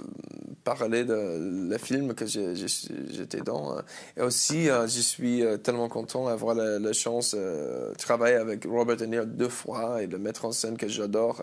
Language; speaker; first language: French; non-native, learner; English